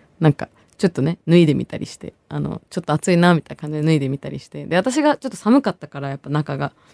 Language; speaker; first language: Japanese; early bilingual, other home language; Bangla